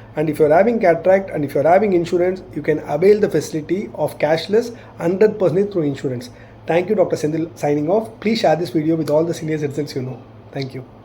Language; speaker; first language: English; non-native, local second language; Tamil